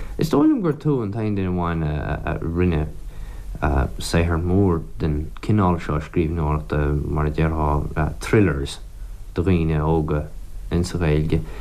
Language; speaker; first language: Irish; native; Irish